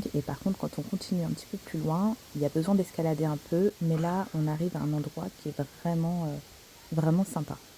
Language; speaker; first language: French; native; French